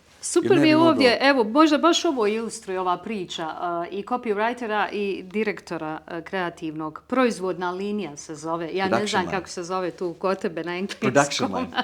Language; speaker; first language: Bosnian; native; Bosnian